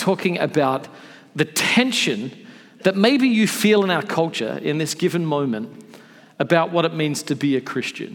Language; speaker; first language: English; native; English